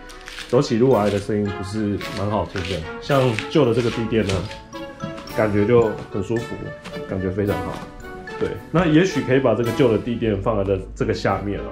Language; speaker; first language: Chinese; native; Chinese